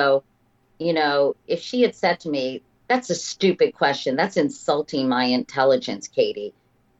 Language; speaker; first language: English; native; English